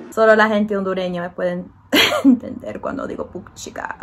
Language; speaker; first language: Spanish; early bilingual, heritage; Spanish